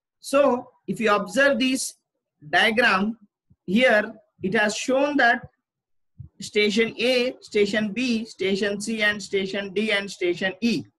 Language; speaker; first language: English; non-native, local second language; Telugu